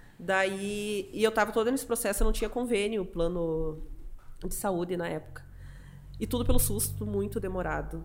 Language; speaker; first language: Portuguese; native; Portuguese